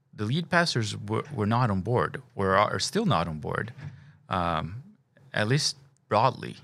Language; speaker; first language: English; non-native, fluent; Portuguese